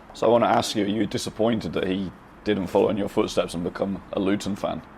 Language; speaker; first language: English; native; English